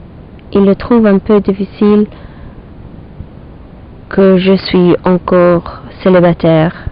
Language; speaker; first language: French; non-native, learner; English